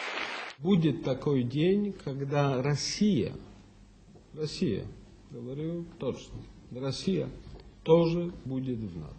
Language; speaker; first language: Russian; non-native, fluent; Polish